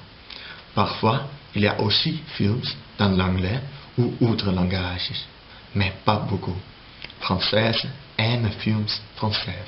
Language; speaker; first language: French; non-native, learner; Dutch